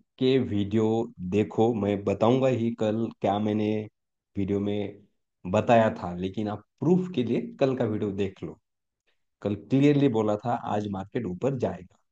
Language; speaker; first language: Hindi; non-native, local second language; Marathi